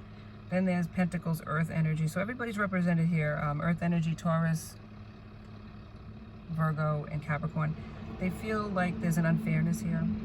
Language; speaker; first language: English; native; English